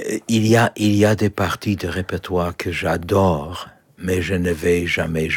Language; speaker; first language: French; non-native, learner; Polish